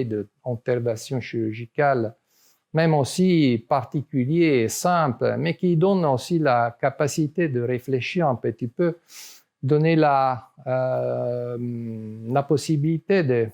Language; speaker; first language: French; non-native, learner; Italian